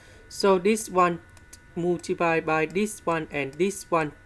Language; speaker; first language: English; non-native, fluent; Vietnamese